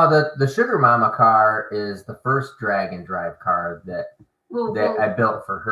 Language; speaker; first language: English; native; English